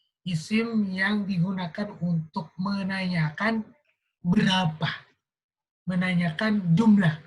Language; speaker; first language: Indonesian; native; Indonesian